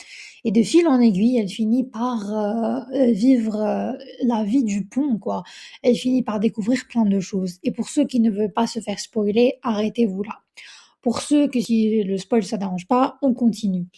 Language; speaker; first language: French; native; French